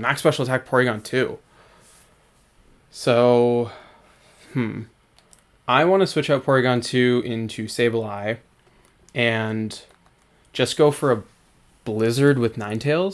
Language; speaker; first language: English; native; English